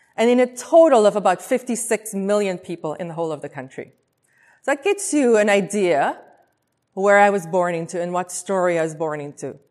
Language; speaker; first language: English; non-native, local second language; Afrikaans